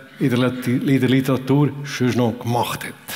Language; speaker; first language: German; native; German